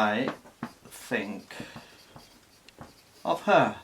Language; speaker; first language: English; non-native, fluent; Spanish